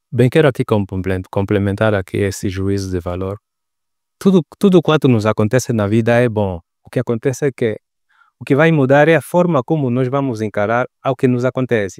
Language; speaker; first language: Portuguese; native; Portuguese